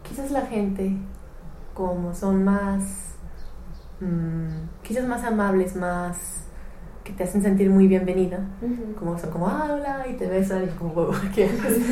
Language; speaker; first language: Spanish; non-native, fluent; English